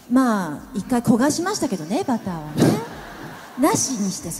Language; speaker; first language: Japanese; native; Japanese